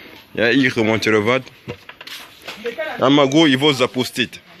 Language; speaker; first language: Russian; non-native, learner; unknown